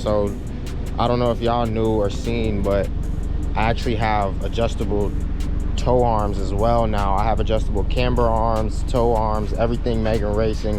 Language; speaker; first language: English; native; English